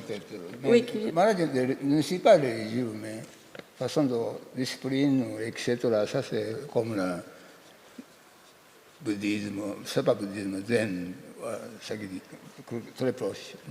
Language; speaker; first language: French; non-native, learner; Japanese